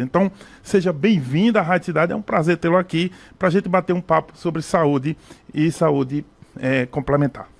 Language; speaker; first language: Portuguese; native; Portuguese